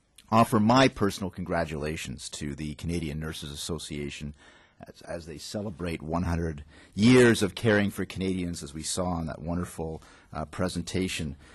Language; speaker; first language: English; native; English